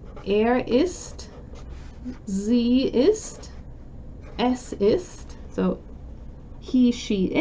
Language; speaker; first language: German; non-native, fluent; English